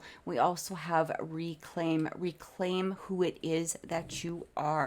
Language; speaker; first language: English; native; English